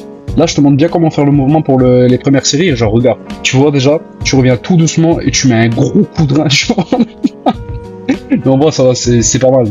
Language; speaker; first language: French; native; French